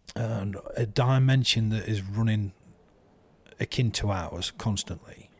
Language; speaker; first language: English; native; English